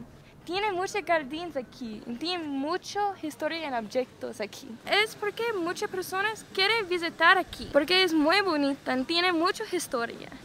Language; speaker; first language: Spanish; non-native, learner; English